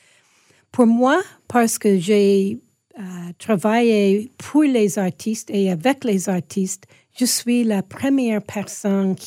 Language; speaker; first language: French; non-native, fluent; English